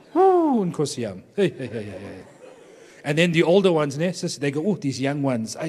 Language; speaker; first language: English; native; English